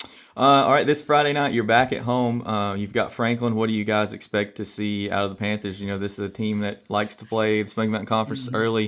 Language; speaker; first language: English; native; English